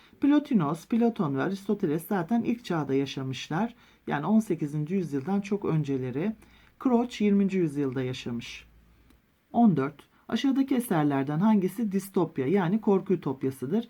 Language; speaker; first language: Turkish; native; Turkish